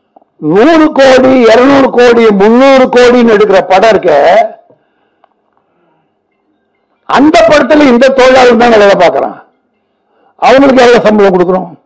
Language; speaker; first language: Tamil; native; Tamil